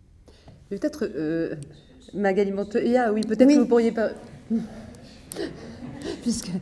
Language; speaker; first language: French; native; French